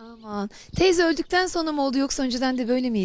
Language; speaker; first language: Turkish; native; Turkish